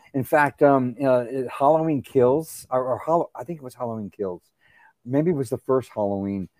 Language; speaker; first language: English; native; English